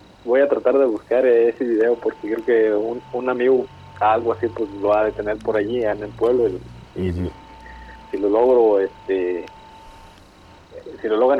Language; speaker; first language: Spanish; native; Spanish